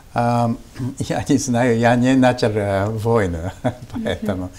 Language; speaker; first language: Russian; non-native, fluent; Japanese